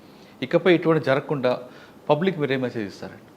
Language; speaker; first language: Telugu; native; Telugu